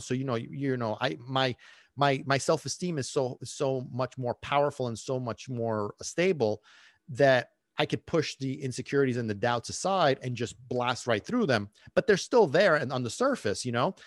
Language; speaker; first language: English; early bilingual, other home language; Italian